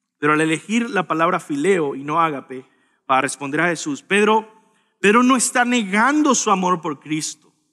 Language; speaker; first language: Spanish; native; Spanish